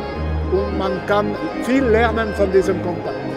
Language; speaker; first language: German; non-native, local second language; French